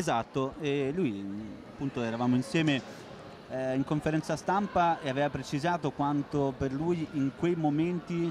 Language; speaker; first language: Italian; native; Italian